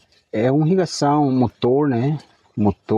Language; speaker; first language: Portuguese; non-native, local second language; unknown